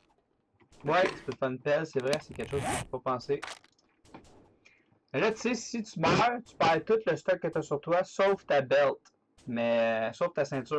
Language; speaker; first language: French; native; French